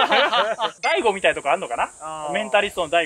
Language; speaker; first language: Japanese; native; Japanese